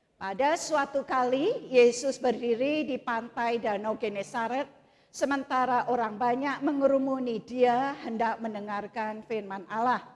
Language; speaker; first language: Indonesian; native; Indonesian